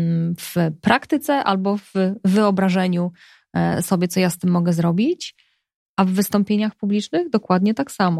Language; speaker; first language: Polish; native; Polish